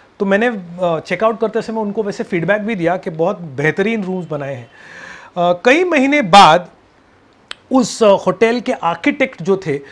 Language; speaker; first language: Hindi; non-native, local second language; Marathi